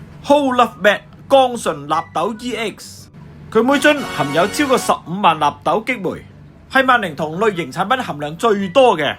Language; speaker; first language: Cantonese; native; Cantonese